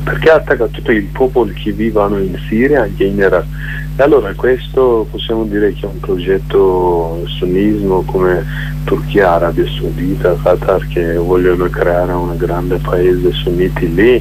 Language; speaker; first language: Italian; non-native, learner; Kurdish